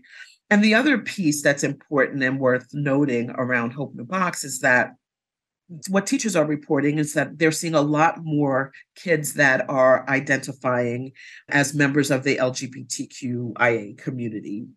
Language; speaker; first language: English; native; English